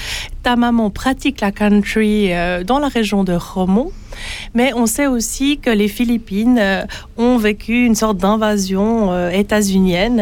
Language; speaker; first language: French; native; French